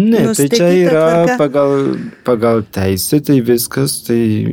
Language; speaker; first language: Lithuanian; early bilingual, heritage; Lithuanian